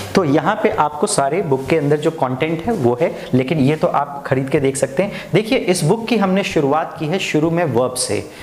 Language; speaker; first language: Hindi; native; Hindi